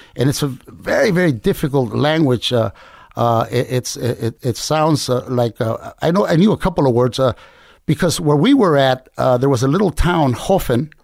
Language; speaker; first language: English; native; English